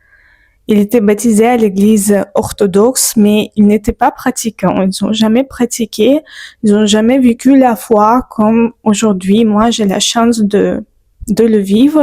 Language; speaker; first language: French; non-native, fluent; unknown